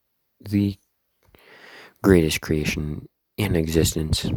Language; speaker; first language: English; native; English